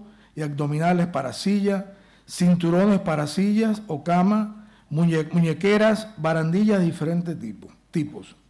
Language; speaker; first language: Spanish; native; Spanish